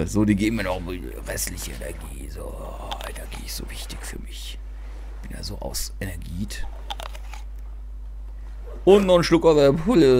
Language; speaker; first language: German; native; German